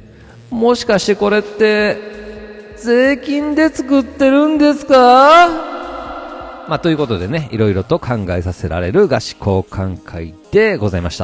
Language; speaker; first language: Japanese; native; Japanese